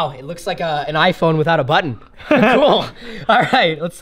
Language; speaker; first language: English; native; English